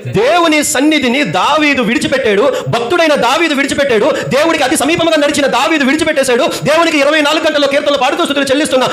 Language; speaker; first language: Telugu; native; Telugu